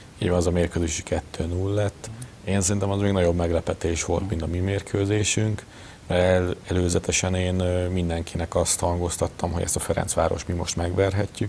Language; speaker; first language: Hungarian; native; Hungarian